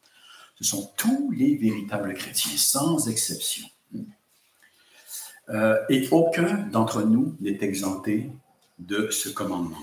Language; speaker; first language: French; native; French